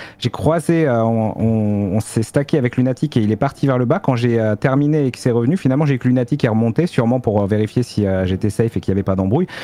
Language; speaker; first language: French; native; French